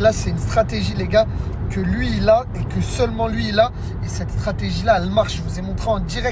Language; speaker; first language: French; native; French